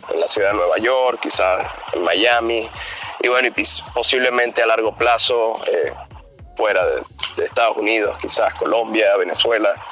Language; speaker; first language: Spanish; native; Spanish